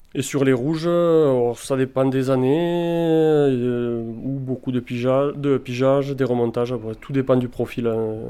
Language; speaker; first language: French; native; French